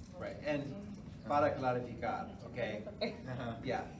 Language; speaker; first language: Spanish; non-native, fluent; English